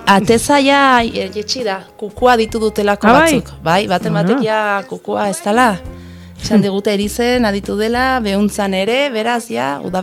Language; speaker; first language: Basque; native; Basque